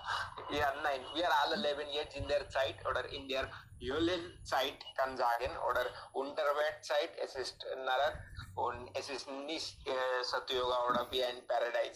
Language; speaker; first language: German; non-native, learner; Hindi